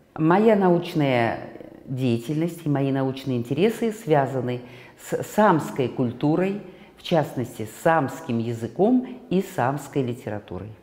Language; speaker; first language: Russian; native; Russian